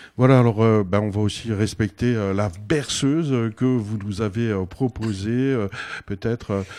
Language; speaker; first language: French; native; French